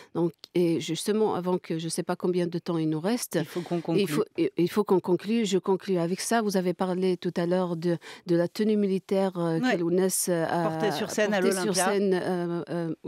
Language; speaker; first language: French; non-native, local second language; Kabyle